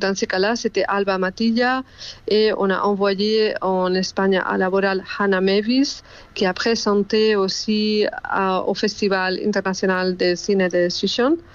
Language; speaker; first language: French; non-native, fluent; Spanish